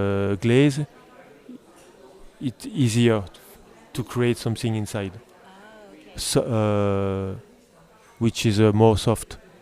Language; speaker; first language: English; non-native, learner; French